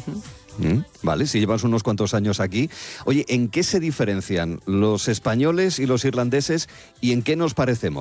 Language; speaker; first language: Spanish; native; Spanish